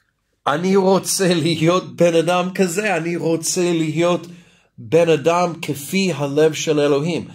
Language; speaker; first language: Hebrew; non-native, fluent; English